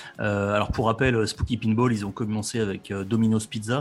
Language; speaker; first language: French; native; French